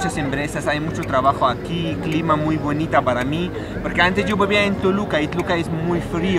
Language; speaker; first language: Spanish; non-native, learner; Arabic